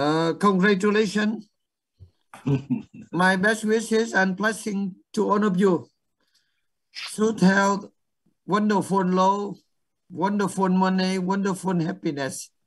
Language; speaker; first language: English; non-native, learner; Vietnamese